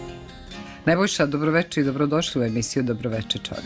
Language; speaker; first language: Croatian; native; Croatian